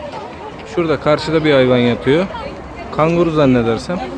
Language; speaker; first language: Turkish; native; Turkish